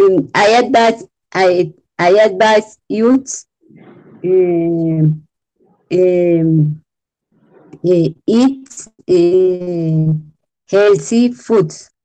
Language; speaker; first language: English; non-native, learner; Spanish